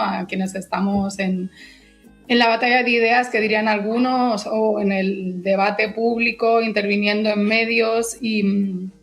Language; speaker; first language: Spanish; native; Spanish